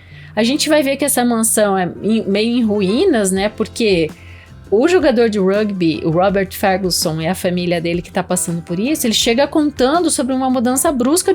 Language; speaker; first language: Portuguese; native; Portuguese